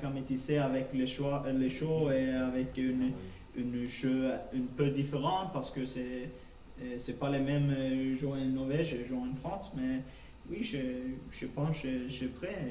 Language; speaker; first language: French; non-native, learner; Norwegian